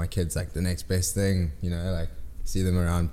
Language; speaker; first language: English; native; English